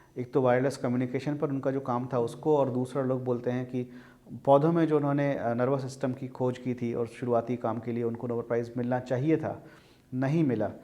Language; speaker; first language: Hindi; native; Hindi